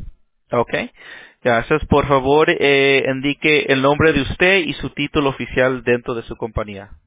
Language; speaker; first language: Spanish; early bilingual, heritage; Spanish